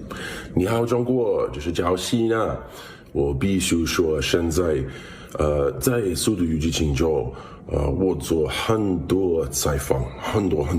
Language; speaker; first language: Chinese; non-native, learner; English